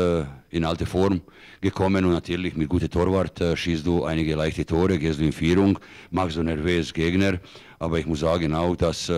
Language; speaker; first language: German; non-native, fluent; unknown